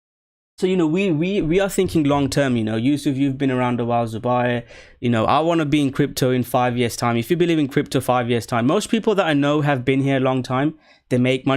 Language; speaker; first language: English; native; English